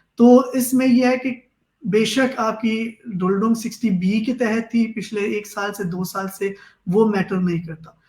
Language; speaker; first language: Urdu; native; Urdu